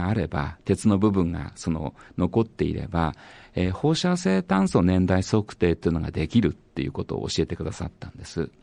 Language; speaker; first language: Japanese; native; Japanese